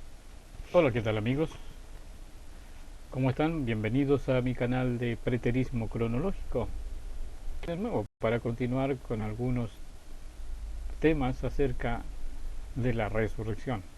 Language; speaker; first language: Spanish; native; Spanish